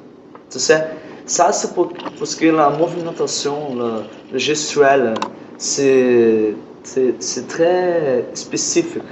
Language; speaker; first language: French; non-native, learner; Portuguese